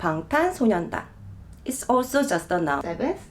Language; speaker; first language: English; non-native, fluent; Korean